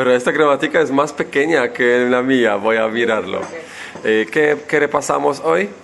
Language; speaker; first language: Spanish; non-native, fluent; Polish